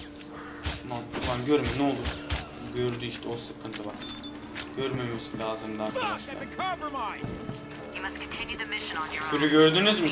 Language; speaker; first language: Turkish; native; Turkish